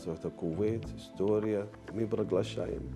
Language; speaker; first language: Russian; non-native, learner; Arabic